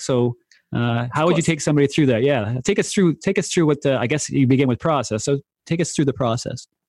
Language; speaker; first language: English; native; English